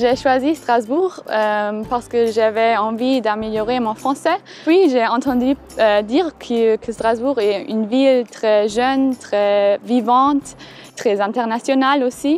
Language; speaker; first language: French; non-native, fluent; German